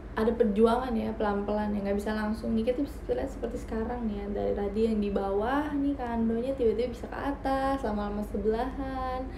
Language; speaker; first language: Indonesian; native; Indonesian